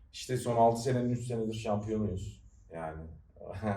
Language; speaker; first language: Turkish; native; Turkish